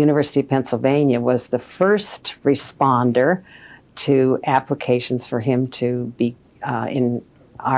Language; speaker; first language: English; native; English